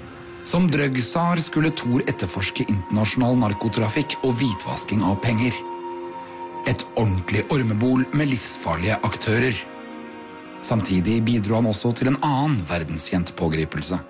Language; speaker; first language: Norwegian; native; Norwegian